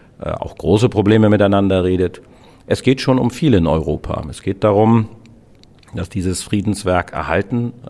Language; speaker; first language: German; native; German